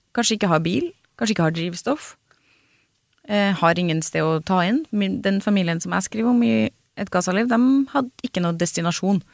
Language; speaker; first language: Norwegian; native; Norwegian